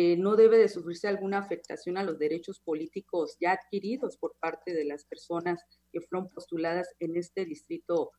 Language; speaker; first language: Spanish; native; Spanish